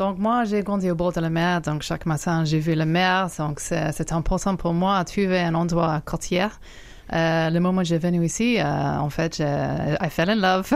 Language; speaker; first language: French; non-native, fluent; English